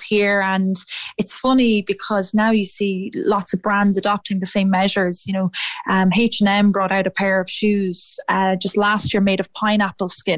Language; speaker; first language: English; native; English